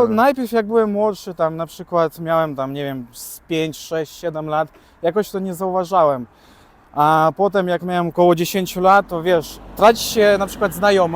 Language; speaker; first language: Polish; early bilingual, other home language; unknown